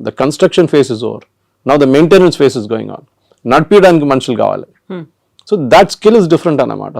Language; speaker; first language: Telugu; non-native, local second language; Malayalam